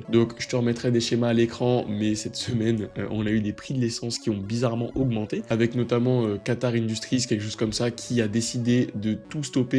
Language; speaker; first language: French; native; French